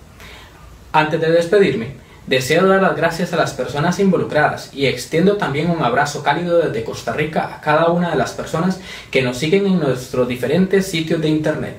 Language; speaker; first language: Spanish; native; Spanish